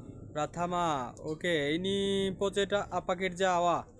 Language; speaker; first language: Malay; non-native, learner; Bangla